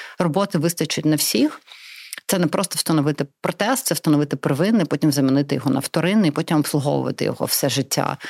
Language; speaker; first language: Ukrainian; non-native, local second language; Russian